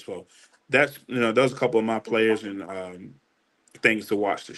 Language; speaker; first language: English; native; English